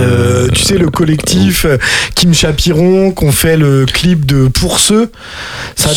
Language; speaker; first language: French; native; French